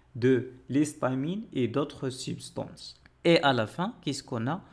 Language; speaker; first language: French; non-native, local second language; Arabic